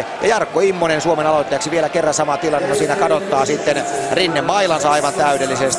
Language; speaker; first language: Finnish; native; Finnish